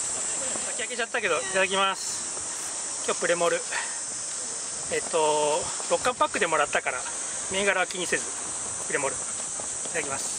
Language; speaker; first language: Japanese; native; Japanese